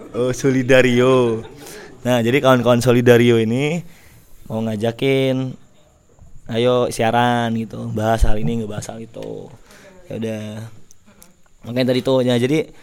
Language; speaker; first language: Indonesian; native; Indonesian